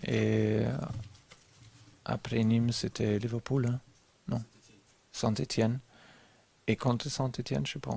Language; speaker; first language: French; non-native, learner; German